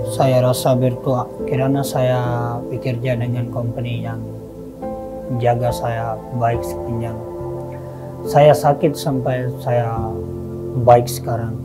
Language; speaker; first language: Indonesian; non-native, learner; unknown